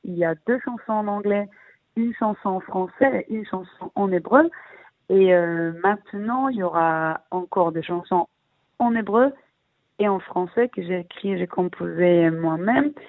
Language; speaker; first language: French; early bilingual, heritage; Hebrew